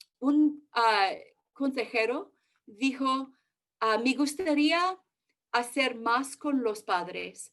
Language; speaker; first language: Spanish; early bilingual, heritage; English